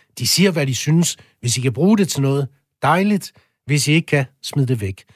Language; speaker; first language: Danish; native; Danish